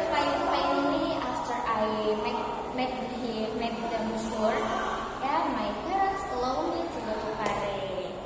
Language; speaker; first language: English; non-native, learner; Indonesian